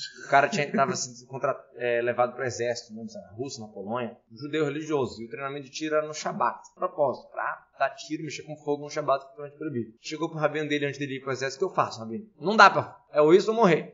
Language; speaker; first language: Portuguese; native; Portuguese